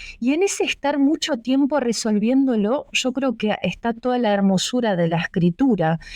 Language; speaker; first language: Spanish; early bilingual, other home language; Russian